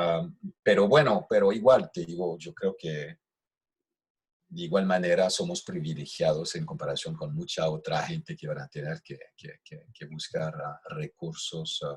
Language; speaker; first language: Spanish; non-native, fluent; French